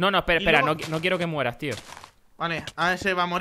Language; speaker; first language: Spanish; native; Spanish